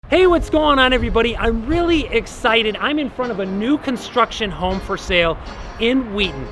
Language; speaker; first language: English; native; English